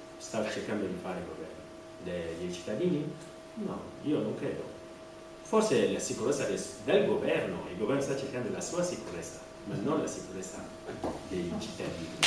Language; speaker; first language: Italian; non-native, fluent; French